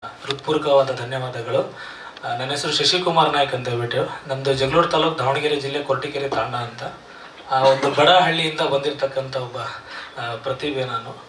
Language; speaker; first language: Kannada; non-native, local second language; Lambadi